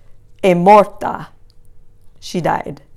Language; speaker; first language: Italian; non-native, fluent; English